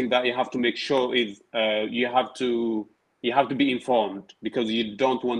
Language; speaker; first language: English; non-native, fluent; Tigrinya